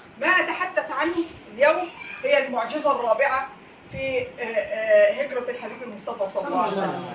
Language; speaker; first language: Egyptian Arabic; native; Egyptian Arabic